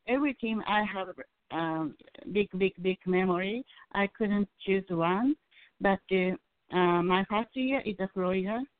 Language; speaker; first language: English; non-native, learner; Japanese